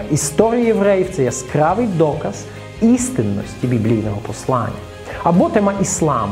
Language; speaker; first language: Ukrainian; non-native, fluent; Russian